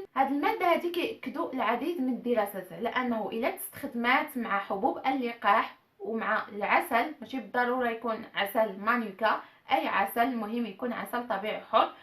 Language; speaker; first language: Arabic; native; Arabic